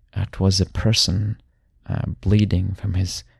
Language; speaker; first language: English; non-native, fluent; Arabic